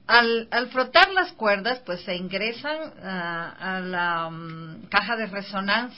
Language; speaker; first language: Spanish; native; Spanish